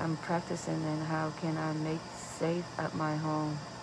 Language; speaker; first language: English; non-native, fluent; Vietnamese